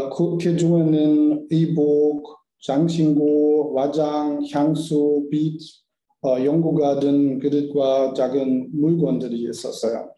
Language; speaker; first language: Korean; non-native, learner; German